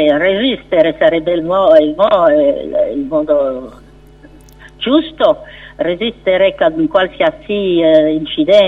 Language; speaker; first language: Italian; non-native, fluent; French